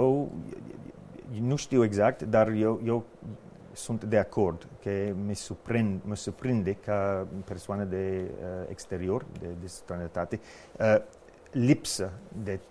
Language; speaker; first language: Romanian; non-native, fluent; English